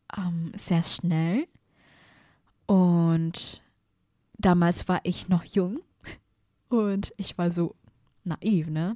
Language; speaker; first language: German; non-native, fluent; Indonesian